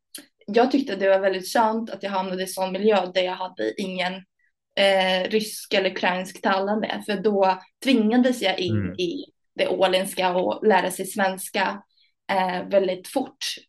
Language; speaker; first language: Swedish; early bilingual, other home language; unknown